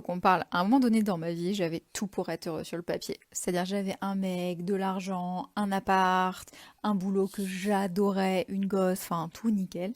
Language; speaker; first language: French; native; French